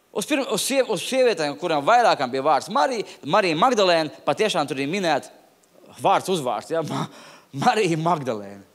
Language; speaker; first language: Latvian; non-native, local second language; Russian